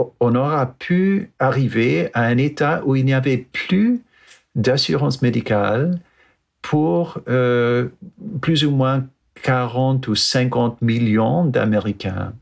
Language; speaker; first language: French; non-native, fluent; English